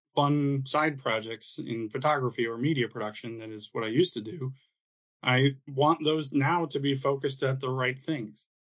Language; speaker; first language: English; native; English